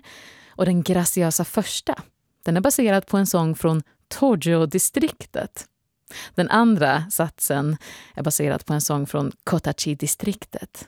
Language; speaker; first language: Swedish; native; Swedish